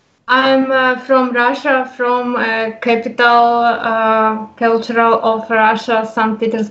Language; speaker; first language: English; non-native, learner; Russian